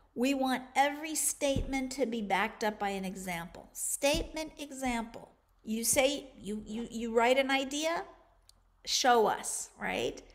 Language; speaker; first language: English; native; English